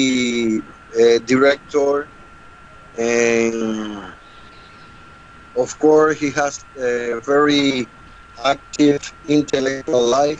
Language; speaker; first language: English; non-native, learner; Spanish